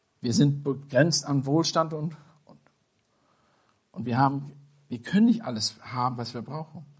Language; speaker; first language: German; non-native, fluent; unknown